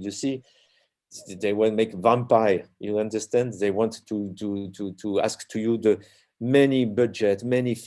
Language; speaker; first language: English; non-native, learner; French